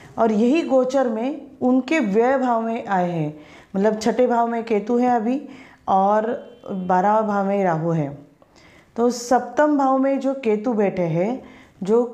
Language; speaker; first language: Hindi; non-native, local second language; Marathi